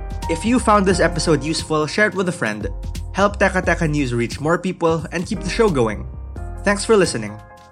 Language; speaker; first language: English; non-native, local second language; Filipino